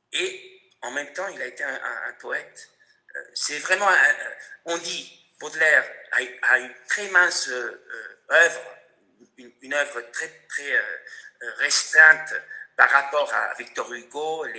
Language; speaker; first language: French; non-native, fluent; Spanish